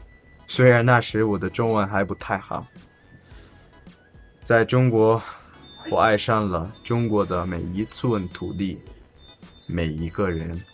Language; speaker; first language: Chinese; non-native, learner; Spanish